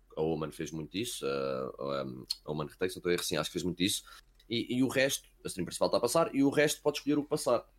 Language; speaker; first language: Portuguese; early bilingual, heritage; Portuguese